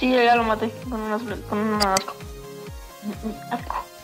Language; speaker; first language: Spanish; native; Spanish